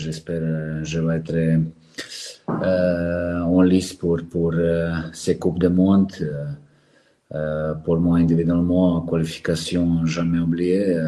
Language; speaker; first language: French; non-native, learner; Serbian